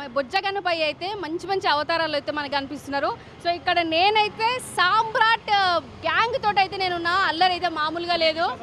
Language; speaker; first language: Telugu; native; Telugu